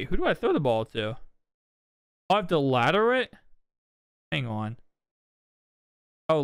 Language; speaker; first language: English; native; English